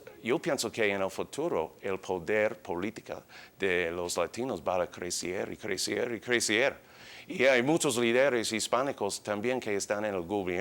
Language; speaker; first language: Spanish; early bilingual, heritage; English